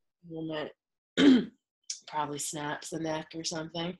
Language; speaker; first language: English; native; English